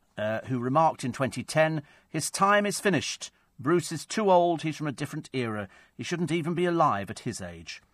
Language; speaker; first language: English; native; English